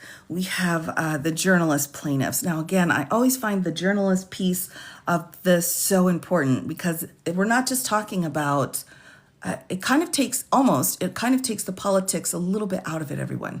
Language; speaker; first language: English; native; English